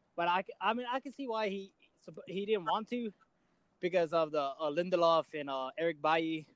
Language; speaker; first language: English; native; English